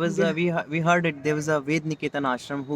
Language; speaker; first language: English; non-native, local second language; Hindi